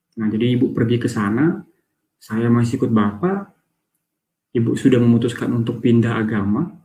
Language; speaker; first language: Indonesian; native; Indonesian